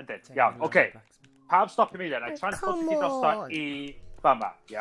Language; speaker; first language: Welsh; native; Welsh